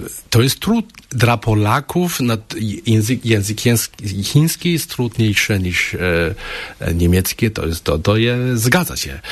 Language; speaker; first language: Polish; non-native, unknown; Chinese